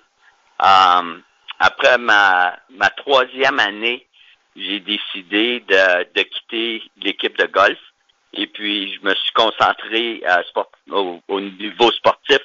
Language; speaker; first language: French; native; French